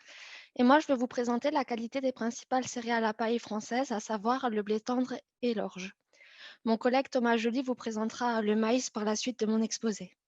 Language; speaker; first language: French; native; French